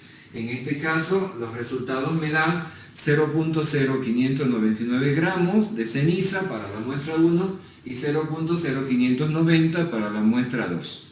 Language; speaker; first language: Spanish; native; Spanish